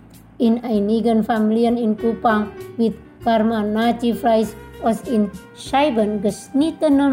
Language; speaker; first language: German; non-native, fluent; Indonesian